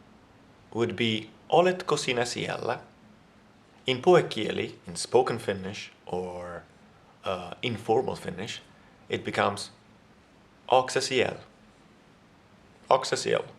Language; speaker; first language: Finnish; non-native, fluent; Italian